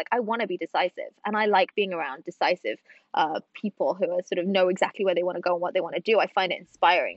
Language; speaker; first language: English; native; English